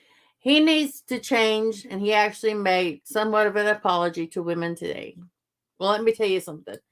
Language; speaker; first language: English; native; English